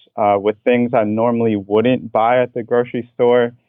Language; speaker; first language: English; native; English